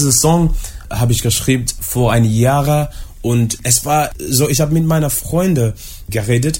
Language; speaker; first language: German; non-native, learner; English